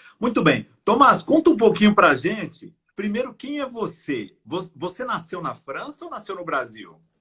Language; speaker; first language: Portuguese; native; Portuguese